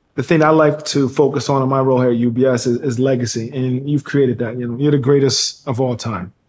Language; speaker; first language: English; native; English